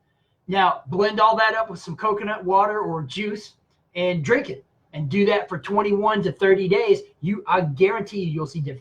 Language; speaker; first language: English; native; English